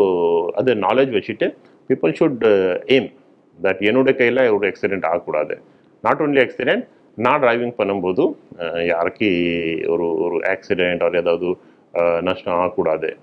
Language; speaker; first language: Tamil; non-native, fluent; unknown